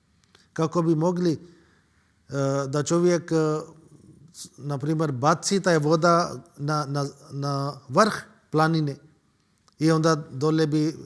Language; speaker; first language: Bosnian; non-native, learner; Urdu